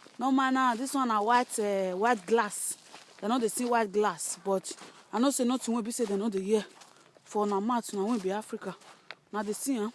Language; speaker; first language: Nigerian Pidgin; native; Nigerian Pidgin